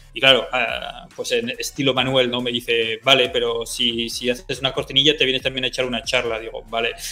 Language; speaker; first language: Spanish; early bilingual, other home language; French